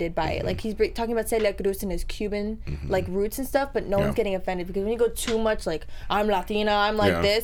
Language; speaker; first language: English; early bilingual, other home language; Spanish